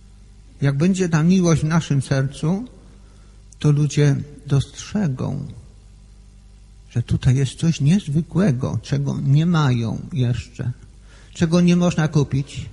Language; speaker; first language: Polish; native; Polish